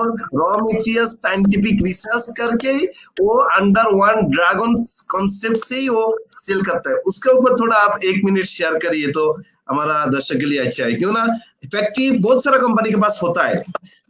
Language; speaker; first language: Hindi; non-native, fluent; Bangla